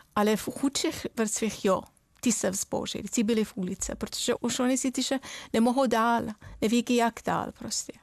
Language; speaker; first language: Czech; non-native, fluent; Persian